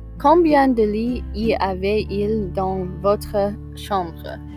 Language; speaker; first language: French; non-native, learner; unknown